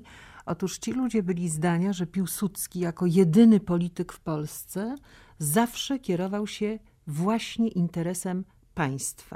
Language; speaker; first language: Polish; native; Polish